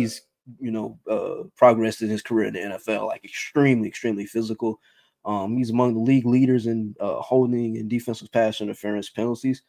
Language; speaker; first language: English; native; English